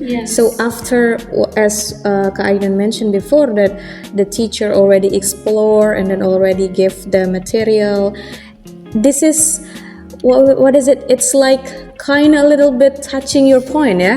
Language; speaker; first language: English; non-native, fluent; Indonesian